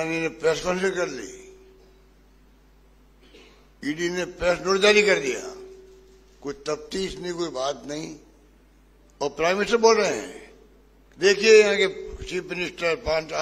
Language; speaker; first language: Hindi; native; Hindi